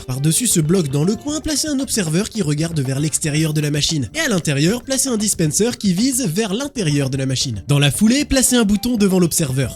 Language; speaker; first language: French; native; French